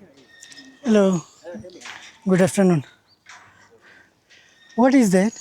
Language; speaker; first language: English; non-native, fluent; Bangla